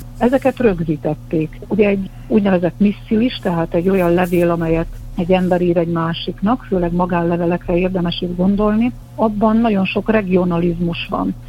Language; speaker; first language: Hungarian; native; Hungarian